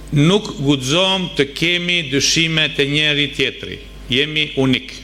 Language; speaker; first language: Albanian; native; Albanian